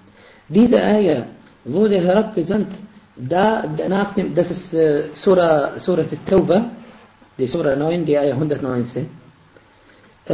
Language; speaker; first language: German; non-native, fluent; Arabic